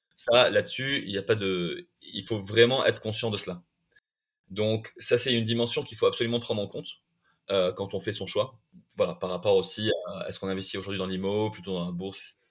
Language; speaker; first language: French; non-native, local second language; Arabic